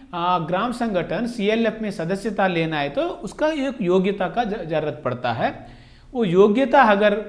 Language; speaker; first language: Hindi; non-native, local second language; Telugu